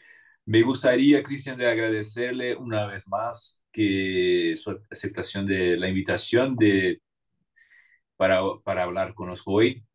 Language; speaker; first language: Spanish; non-native, fluent; Portuguese